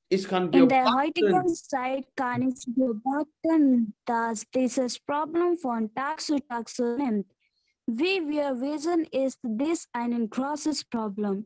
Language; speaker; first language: German; non-native, learner; Hindi